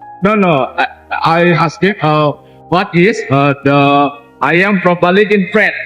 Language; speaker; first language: English; non-native, learner; Indonesian